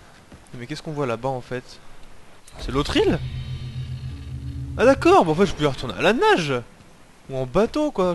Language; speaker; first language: French; native; French